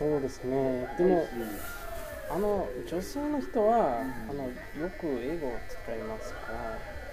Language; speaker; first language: Japanese; non-native, learner; English